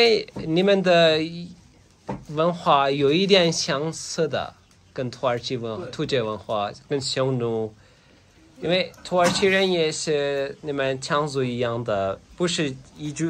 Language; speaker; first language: Chinese; non-native, learner; Turkish